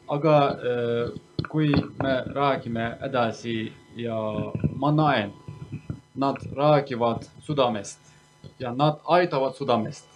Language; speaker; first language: Estonian; non-native, learner; Kurdish